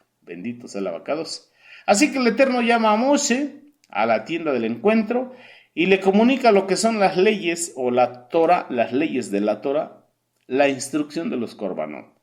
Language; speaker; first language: Spanish; native; Spanish